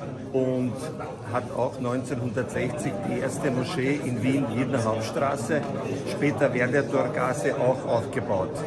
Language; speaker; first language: German; non-native, fluent; Bosnian